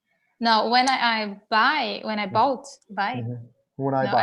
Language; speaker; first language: English; non-native, learner; Portuguese